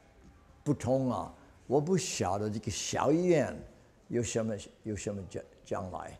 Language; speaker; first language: Chinese; non-native, fluent; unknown